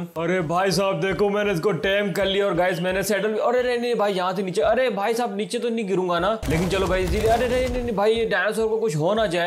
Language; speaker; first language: Hindi; native; Hindi